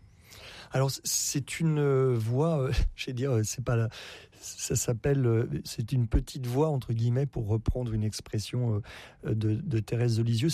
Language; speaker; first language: French; native; French